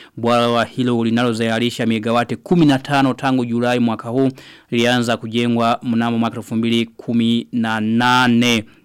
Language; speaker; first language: Swahili; non-native, local second language; Rundi